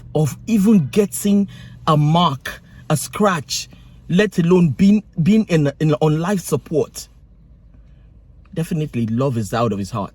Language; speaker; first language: English; non-native, local second language; Yoruba